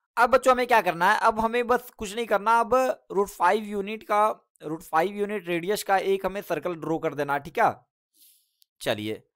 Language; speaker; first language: Hindi; native; Hindi